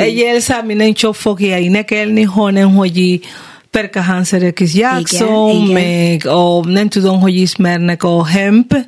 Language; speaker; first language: Hungarian; non-native, learner; Spanish